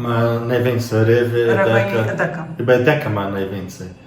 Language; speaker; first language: Polish; non-native, learner; Portuguese